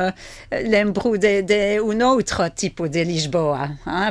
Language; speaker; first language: Portuguese; non-native, learner; Italian